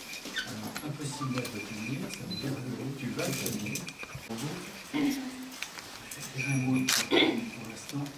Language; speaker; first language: French; native; French